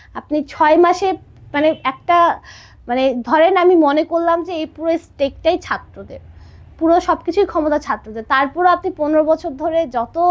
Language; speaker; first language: Bangla; non-native, local second language; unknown